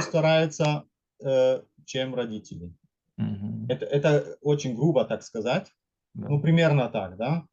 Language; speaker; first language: Russian; non-native, fluent; German